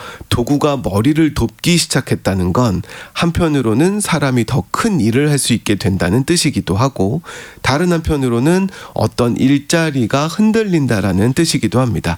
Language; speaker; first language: Korean; native; Korean